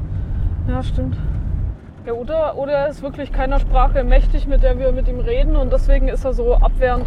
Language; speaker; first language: German; native; German